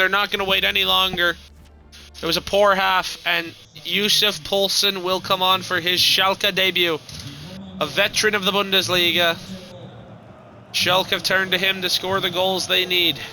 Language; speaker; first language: English; native; English